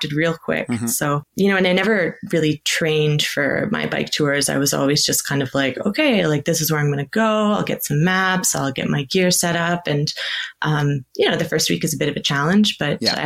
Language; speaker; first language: English; native; English